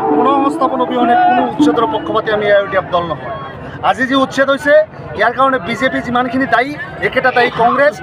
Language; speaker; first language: Assamese; non-native, local second language; Bangla